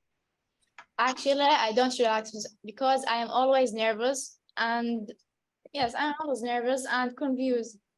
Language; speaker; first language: English; non-native, learner; Arabic